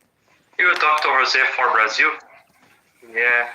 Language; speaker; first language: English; non-native, learner; Portuguese